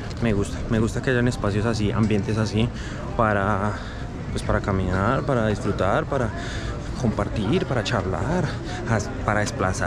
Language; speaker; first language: Spanish; native; Spanish